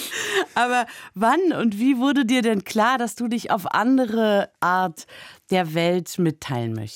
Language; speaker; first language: German; native; German